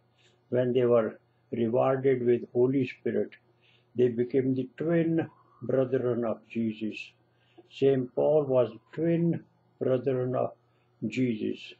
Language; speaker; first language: English; non-native, local second language; Punjabi